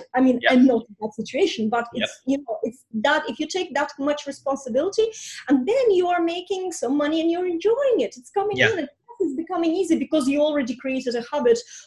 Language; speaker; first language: English; non-native, fluent; Russian